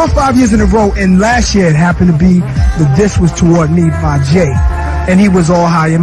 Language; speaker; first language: English; native; English